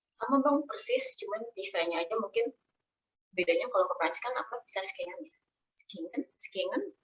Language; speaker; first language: Indonesian; native; Indonesian